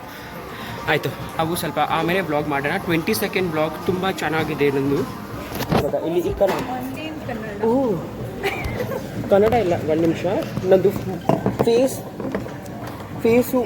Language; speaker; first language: Kannada; non-native, learner; Marathi